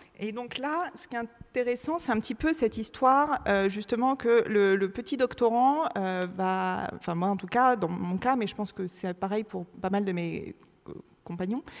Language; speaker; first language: French; native; French